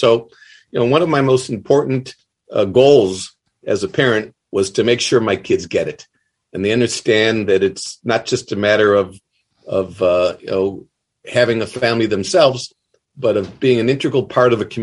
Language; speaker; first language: English; native; English